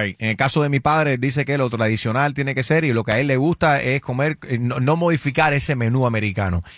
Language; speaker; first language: Spanish; early bilingual, heritage; Spanish